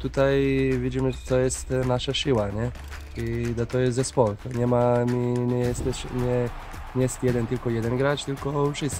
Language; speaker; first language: Polish; non-native, fluent; Slovenian